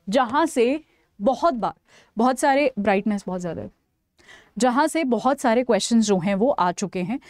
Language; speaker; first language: Hindi; native; Hindi